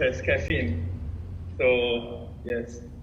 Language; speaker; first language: English; non-native, learner; Spanish